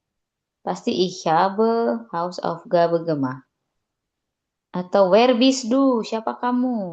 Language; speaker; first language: German; non-native, learner; Indonesian